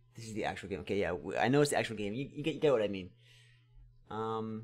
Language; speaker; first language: English; native; English